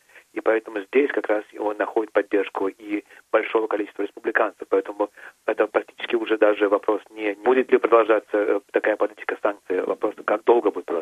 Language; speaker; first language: Russian; native; Russian